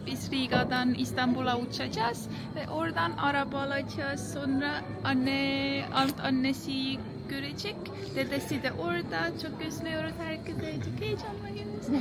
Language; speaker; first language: Turkish; non-native, learner; Estonian